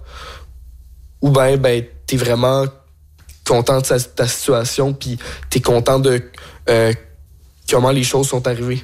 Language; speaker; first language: French; native; French